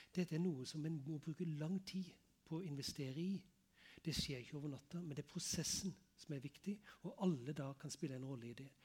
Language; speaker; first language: Norwegian; native; Norwegian